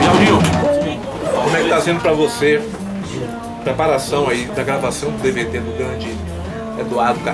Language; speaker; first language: Portuguese; native; Portuguese